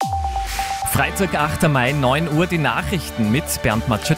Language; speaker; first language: German; native; German